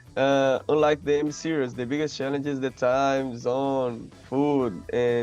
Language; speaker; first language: English; non-native, learner; Portuguese